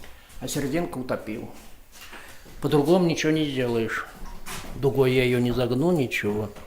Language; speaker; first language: Russian; native; Russian